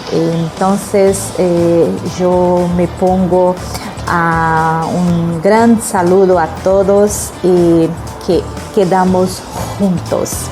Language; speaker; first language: Spanish; non-native, learner; Portuguese